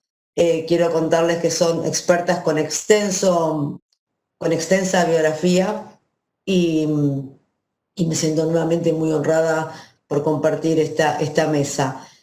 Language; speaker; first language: Spanish; native; Spanish